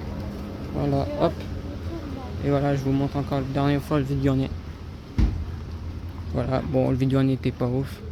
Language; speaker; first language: French; native; French